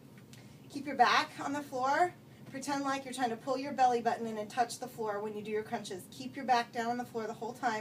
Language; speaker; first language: English; native; English